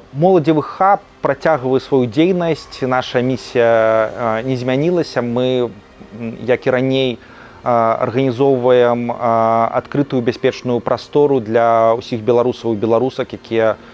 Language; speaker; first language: Belarusian; native; Belarusian